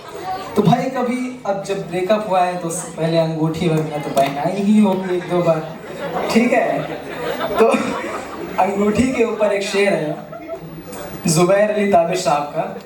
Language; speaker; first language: Hindi; native; Hindi